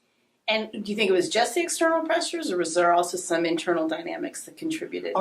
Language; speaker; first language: English; native; English